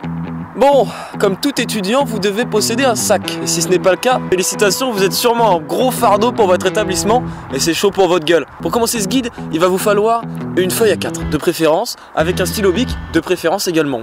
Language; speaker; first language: French; native; French